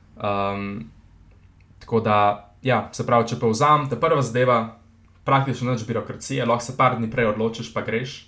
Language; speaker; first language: Slovenian; native; Slovenian